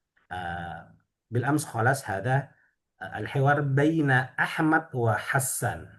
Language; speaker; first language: Arabic; non-native, fluent; Indonesian